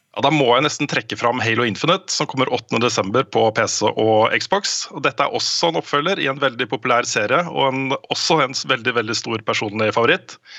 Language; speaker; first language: Norwegian; native; Norwegian